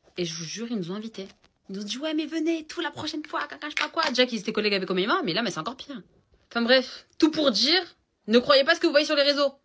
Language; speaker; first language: French; early bilingual, other home language; Arabic